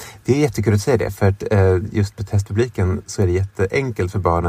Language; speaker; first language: Swedish; native; Swedish